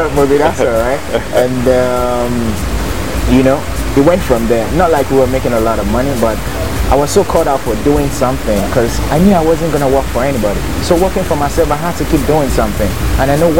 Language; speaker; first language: English; non-native, local second language; Yoruba